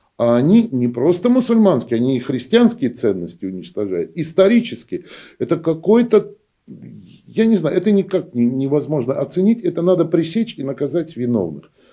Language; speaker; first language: Russian; native; Russian